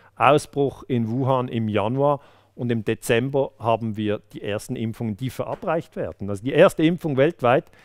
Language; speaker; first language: German; native; German